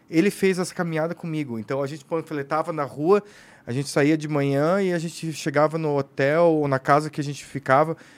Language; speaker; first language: Portuguese; native; Portuguese